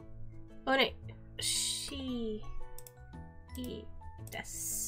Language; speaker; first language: Japanese; non-native, learner; English